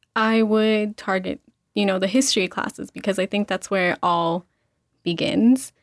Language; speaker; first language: English; early bilingual, other home language; Spanish